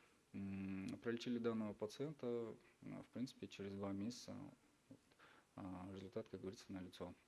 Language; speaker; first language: Russian; native; Russian